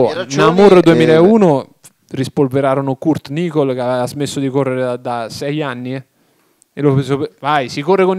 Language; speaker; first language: Italian; native; Italian